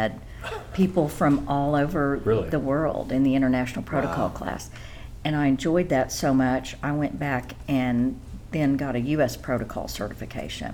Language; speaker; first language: English; native; English